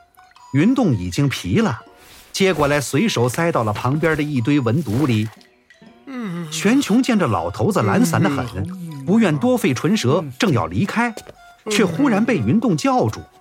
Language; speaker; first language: Chinese; native; Chinese